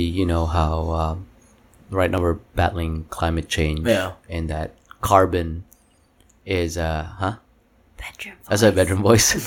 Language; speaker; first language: English; non-native, local second language; Cebuano